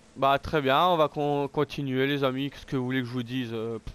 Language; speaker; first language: French; native; French